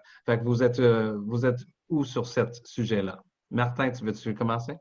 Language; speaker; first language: French; non-native, local second language; English